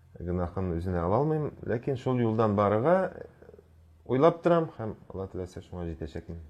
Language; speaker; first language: Tatar; native; Tatar